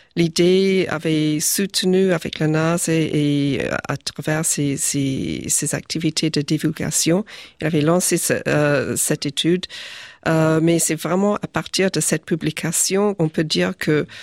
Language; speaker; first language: French; non-native, fluent; English